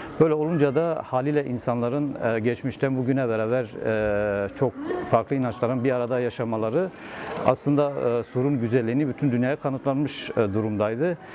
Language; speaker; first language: Turkish; non-native, local second language; Kurdish